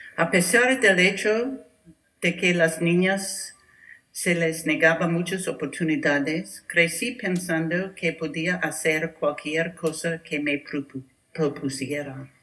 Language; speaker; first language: Spanish; non-native, learner; English